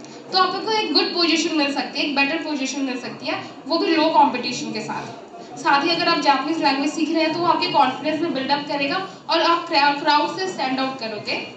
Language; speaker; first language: Hindi; native; Hindi